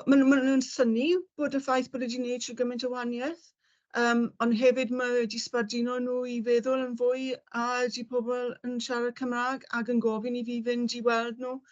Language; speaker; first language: Welsh; native; Welsh